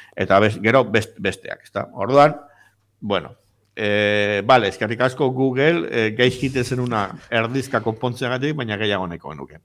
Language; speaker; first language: Basque; native; Basque